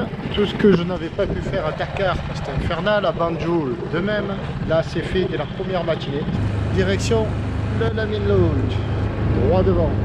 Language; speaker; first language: French; native; French